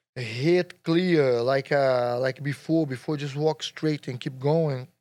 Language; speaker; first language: English; non-native, learner; Portuguese